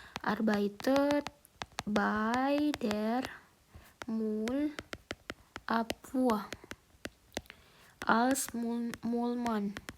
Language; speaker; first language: German; non-native, fluent; Indonesian